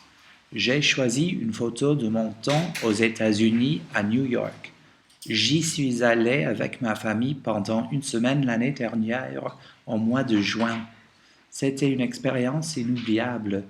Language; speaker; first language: French; non-native, learner; English